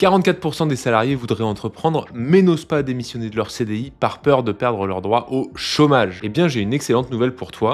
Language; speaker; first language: French; native; French